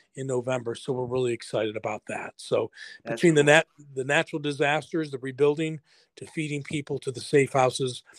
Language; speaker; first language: English; native; English